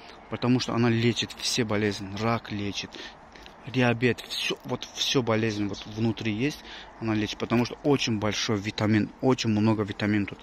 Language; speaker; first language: Russian; non-native, local second language; Azerbaijani